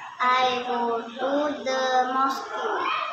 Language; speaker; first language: English; non-native, learner; Indonesian